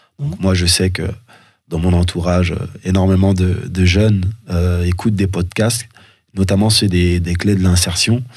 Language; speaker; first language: French; early bilingual, other home language; Soninke